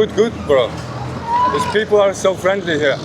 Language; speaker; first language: English; non-native, learner; Mongolian